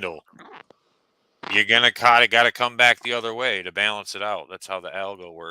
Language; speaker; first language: English; native; English